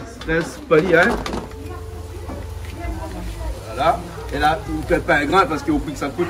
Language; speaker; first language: French; non-native, local second language; Réunion Creole French